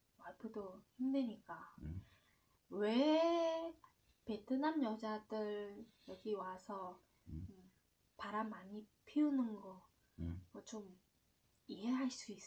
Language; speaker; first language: Korean; non-native, learner; Vietnamese